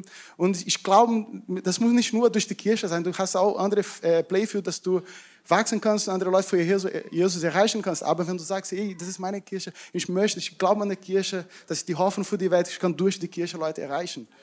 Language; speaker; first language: German; non-native, fluent; Portuguese